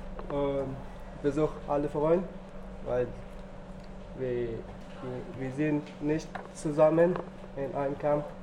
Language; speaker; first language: German; non-native, learner; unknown